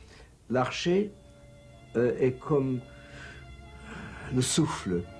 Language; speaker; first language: French; non-native, fluent; English